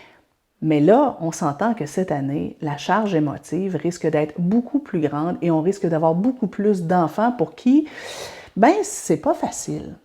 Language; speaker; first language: French; native; French